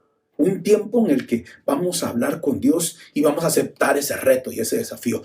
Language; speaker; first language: Spanish; native; Spanish